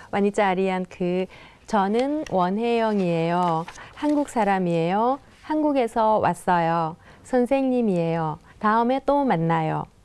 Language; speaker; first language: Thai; non-native, fluent; Korean